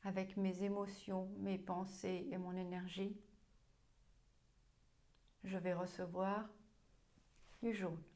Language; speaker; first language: French; non-native, fluent; German